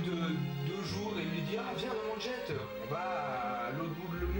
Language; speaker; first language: French; native; French